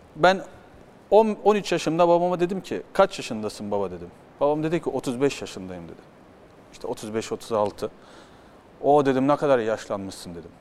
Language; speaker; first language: Turkish; early bilingual, heritage; Turkish